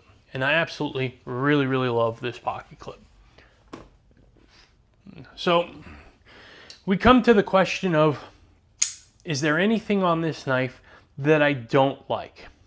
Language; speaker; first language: English; native; English